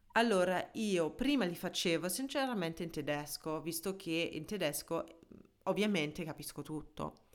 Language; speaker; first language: Italian; non-native, fluent; German